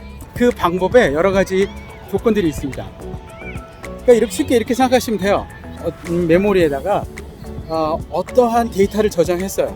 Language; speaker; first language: Korean; native; Korean